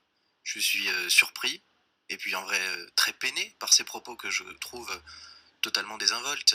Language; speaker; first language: French; native; French